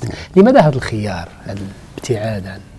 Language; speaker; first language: Arabic; native; Arabic